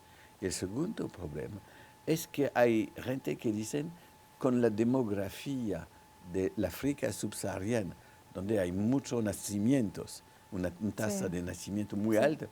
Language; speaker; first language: Spanish; non-native, local second language; French